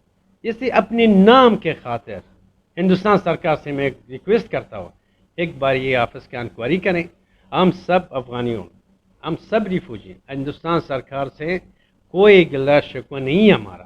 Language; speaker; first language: Hindi; non-native, fluent; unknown